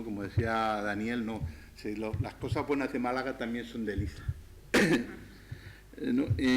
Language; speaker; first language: Spanish; native; Spanish